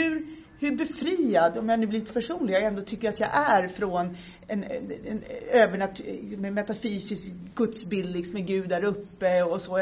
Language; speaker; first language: Swedish; native; Swedish